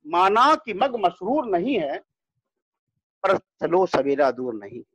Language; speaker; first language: Hindi; native; Hindi